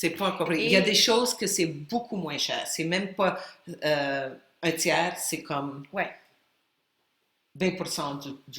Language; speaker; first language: French; non-native, fluent; Spanish